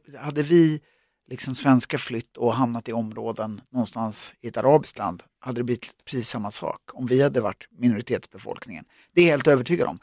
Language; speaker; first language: Swedish; native; Swedish